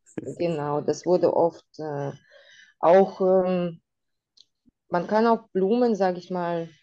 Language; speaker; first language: German; non-native, fluent; Russian